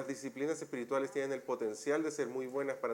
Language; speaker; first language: Spanish; native; Spanish